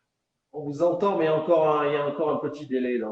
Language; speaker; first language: French; non-native, fluent; English